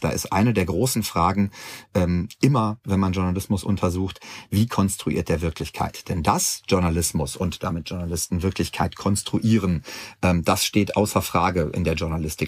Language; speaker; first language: German; native; German